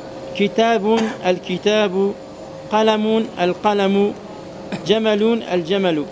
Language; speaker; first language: Arabic; non-native, fluent; French